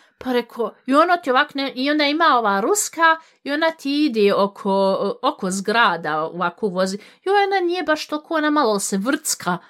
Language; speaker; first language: Bosnian; early bilingual, heritage; Bosnian